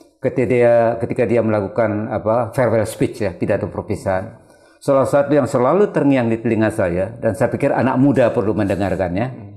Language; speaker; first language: Indonesian; non-native, local second language; Malay